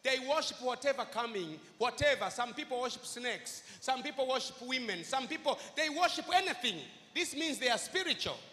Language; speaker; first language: English; non-native, local second language; Swahili